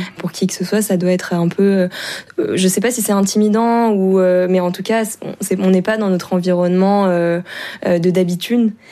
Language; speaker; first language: French; native; French